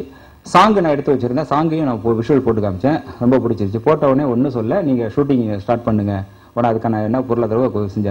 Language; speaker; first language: Tamil; native; Tamil